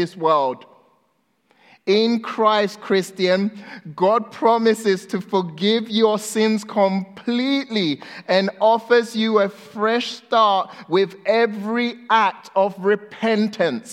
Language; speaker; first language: English; non-native, local second language; Akan